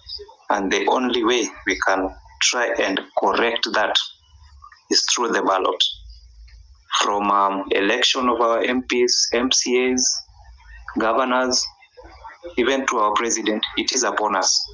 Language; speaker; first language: English; non-native, local second language; Swahili